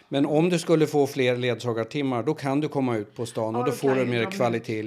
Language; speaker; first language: Swedish; native; Swedish